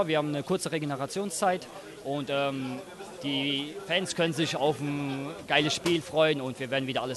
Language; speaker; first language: German; native; German